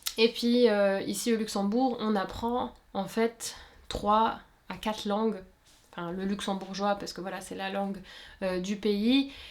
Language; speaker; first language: French; native; French